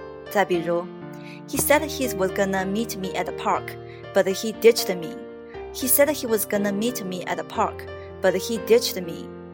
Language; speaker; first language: English; non-native, fluent; Chinese